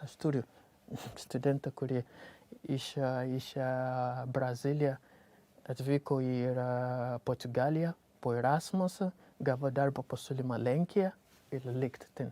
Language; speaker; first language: Lithuanian; non-native, learner; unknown